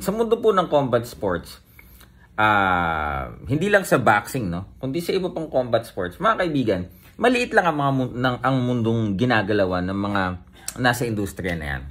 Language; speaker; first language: Filipino; native; Filipino